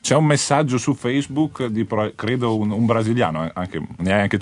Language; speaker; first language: Italian; native; Italian